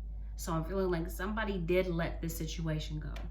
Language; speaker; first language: English; native; English